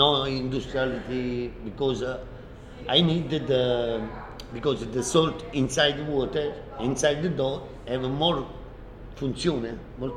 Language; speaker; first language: English; non-native, learner; Italian